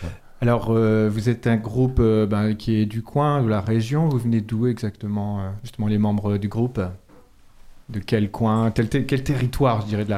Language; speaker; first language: French; native; French